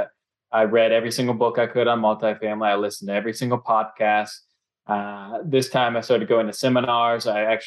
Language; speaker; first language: English; native; English